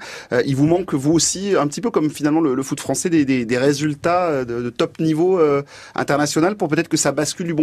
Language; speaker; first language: French; native; French